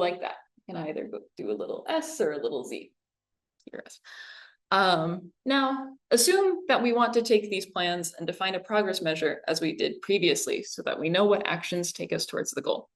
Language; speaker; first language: English; native; English